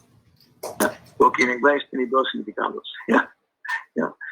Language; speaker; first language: Spanish; non-native, learner; English